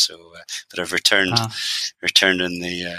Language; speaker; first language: English; native; English